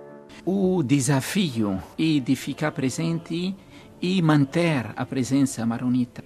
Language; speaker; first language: Portuguese; non-native, fluent; Arabic